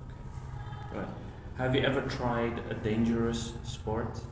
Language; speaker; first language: English; non-native, fluent; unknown